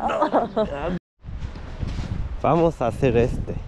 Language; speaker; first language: Spanish; non-native, learner; Korean